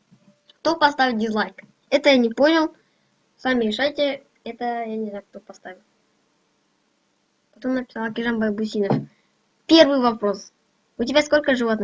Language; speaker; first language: Russian; non-native, local second language; Kazakh